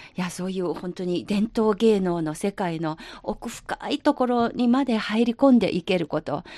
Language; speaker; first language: Japanese; non-native, fluent; Chinese